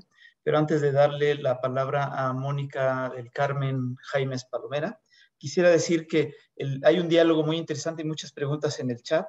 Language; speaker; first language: Spanish; native; Spanish